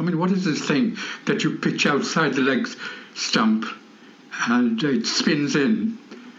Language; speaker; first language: English; non-native, local second language; Bangla